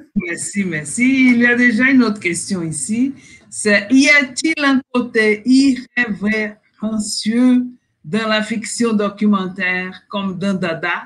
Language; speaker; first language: French; non-native, fluent; Portuguese